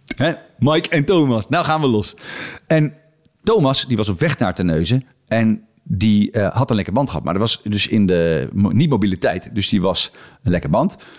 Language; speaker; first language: Dutch; native; Dutch